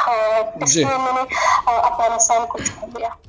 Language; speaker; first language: Hindi; non-native, fluent; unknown